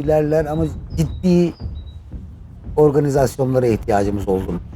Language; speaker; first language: Turkish; native; Turkish